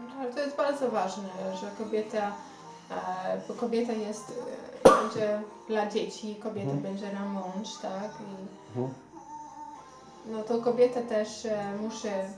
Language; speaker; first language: Polish; non-native, learner; Xhosa